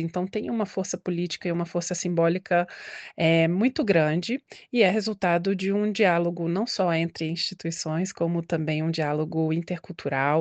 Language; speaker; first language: Portuguese; native; Portuguese